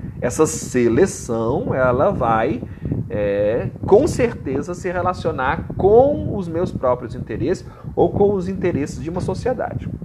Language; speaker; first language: Portuguese; native; Portuguese